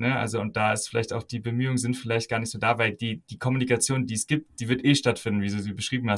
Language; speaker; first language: German; native; German